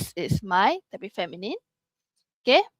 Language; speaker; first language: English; non-native, local second language; Malay